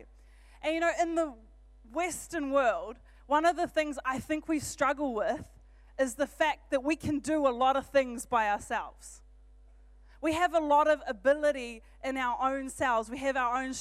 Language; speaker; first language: English; native; English